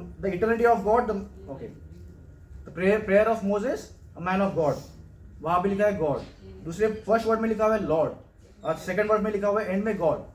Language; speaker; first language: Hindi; non-native, local second language; Marathi